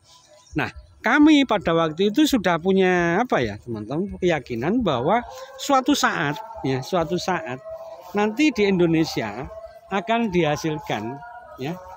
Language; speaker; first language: Indonesian; native; Indonesian